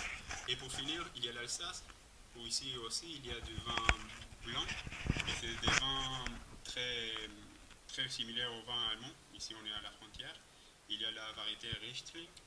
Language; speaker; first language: French; non-native, fluent; Spanish